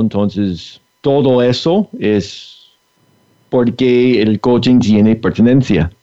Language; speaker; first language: Spanish; non-native, fluent; English